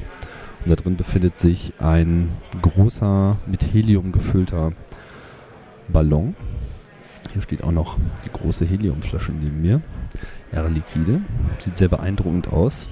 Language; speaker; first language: German; native; German